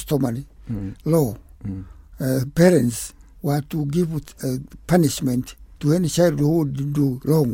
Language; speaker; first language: English; non-native, local second language; Kikuyu